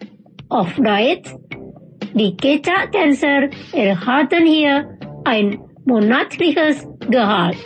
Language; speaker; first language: German; non-native, fluent; Indonesian